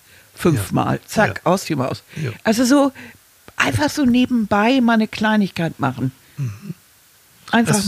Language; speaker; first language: German; native; German